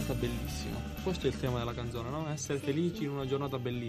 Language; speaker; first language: Italian; native; Italian